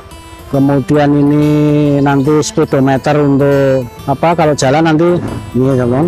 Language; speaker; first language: Indonesian; native; Indonesian